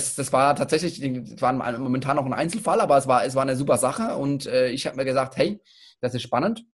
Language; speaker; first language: German; native; German